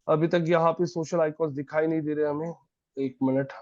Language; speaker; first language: Hindi; non-native, local second language; Marathi